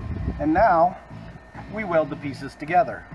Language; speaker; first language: English; native; English